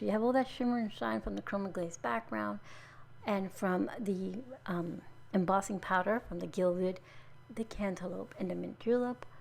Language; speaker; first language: English; native; English